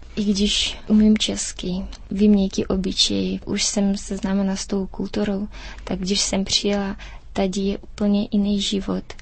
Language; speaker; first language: Czech; early bilingual, heritage; Czech